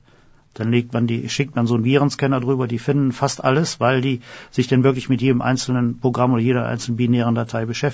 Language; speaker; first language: German; native; German